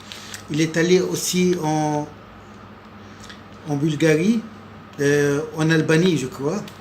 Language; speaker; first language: French; non-native, local second language; Arabic